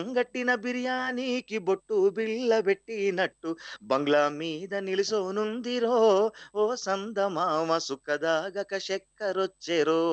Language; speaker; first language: Telugu; native; Telugu